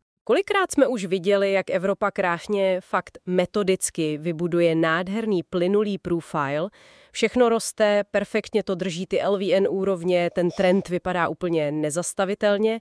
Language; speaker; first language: Czech; native; Czech